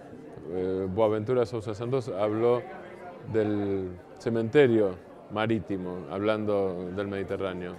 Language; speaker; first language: Spanish; native; Spanish